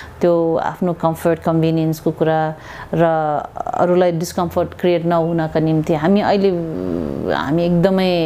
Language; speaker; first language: Nepali; non-native, local second language; Tibetan